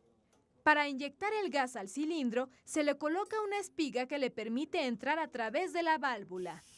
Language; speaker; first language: Spanish; native; Spanish